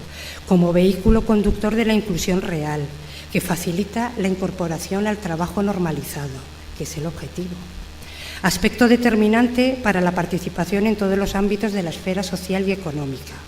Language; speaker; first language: Spanish; native; Spanish